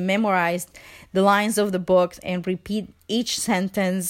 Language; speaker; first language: English; non-native, fluent; Spanish